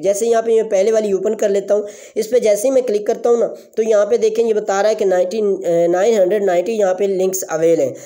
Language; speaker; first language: Urdu; non-native, local second language; Punjabi